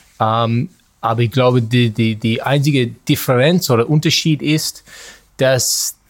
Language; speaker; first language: German; non-native, learner; English